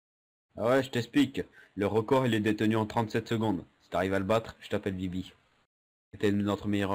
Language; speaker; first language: French; native; French